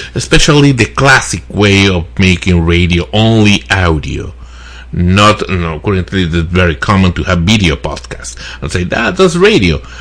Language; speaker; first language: English; non-native, fluent; Spanish